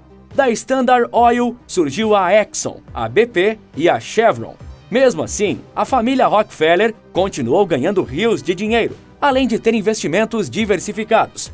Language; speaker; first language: Portuguese; native; Portuguese